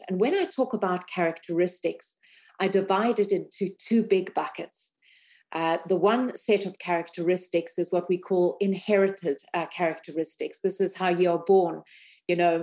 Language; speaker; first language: English; native; English